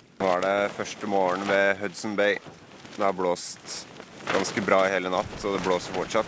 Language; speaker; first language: Norwegian; native; Norwegian